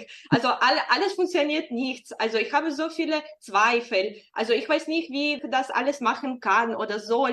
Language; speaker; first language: German; non-native, fluent; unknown